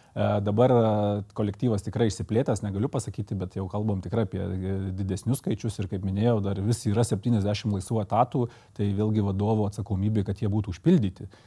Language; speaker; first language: Lithuanian; native; Lithuanian